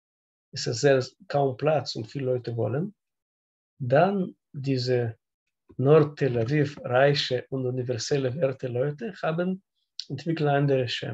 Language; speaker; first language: German; non-native, learner; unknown